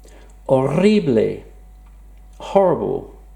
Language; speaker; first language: Spanish; non-native, fluent; English